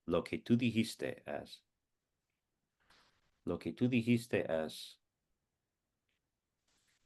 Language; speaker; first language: Spanish; non-native, fluent; English